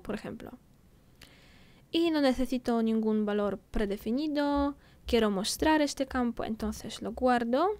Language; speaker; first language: Spanish; non-native, fluent; Polish